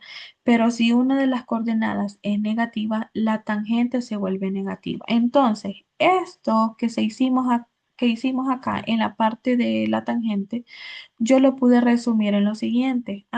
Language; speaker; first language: Spanish; native; Spanish